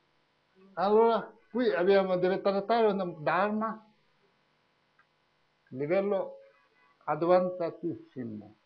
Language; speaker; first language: Italian; non-native, learner; Tibetan